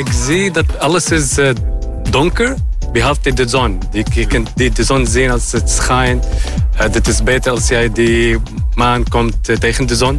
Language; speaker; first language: Dutch; non-native, learner; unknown